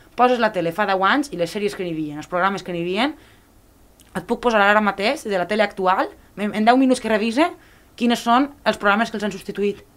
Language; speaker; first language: Catalan; native; Catalan